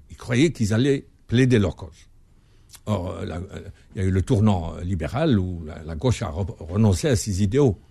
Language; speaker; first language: French; non-native, local second language; Arabic